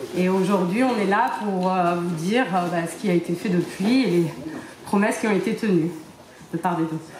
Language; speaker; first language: French; native; French